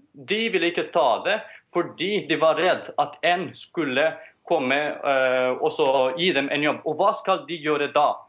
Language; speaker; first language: Norwegian; non-native, fluent; Romanian